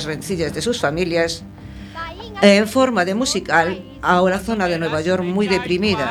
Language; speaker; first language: Spanish; native; Spanish